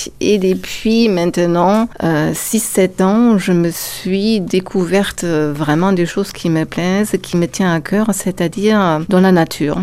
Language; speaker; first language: French; non-native, fluent; German